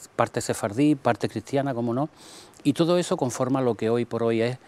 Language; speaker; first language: Spanish; native; Spanish